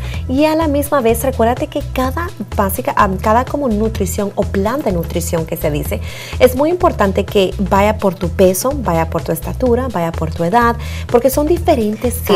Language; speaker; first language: Spanish; native; Spanish